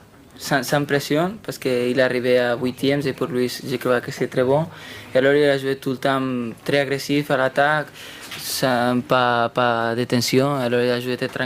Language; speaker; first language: French; non-native, fluent; Spanish